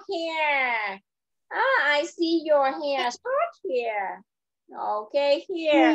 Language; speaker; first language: English; non-native, learner; Vietnamese